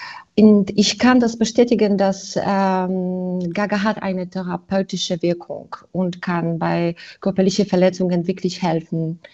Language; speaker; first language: German; non-native, fluent; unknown